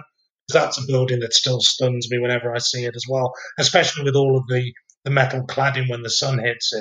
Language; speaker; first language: English; native; English